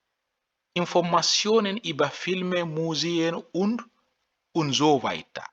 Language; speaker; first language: German; non-native, fluent; French